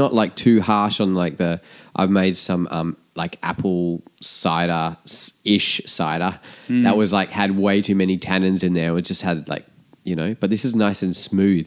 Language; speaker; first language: English; native; English